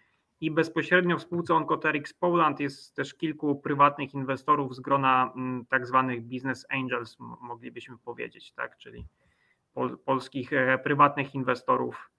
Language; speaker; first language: Polish; native; Polish